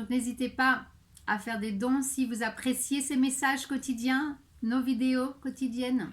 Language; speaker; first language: French; native; French